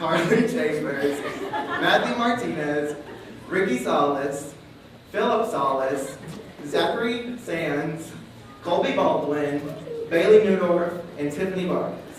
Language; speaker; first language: English; native; English